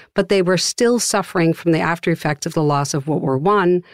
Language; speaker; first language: English; non-native, fluent; Dutch